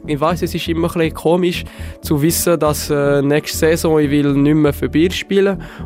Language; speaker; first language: German; non-native, local second language; French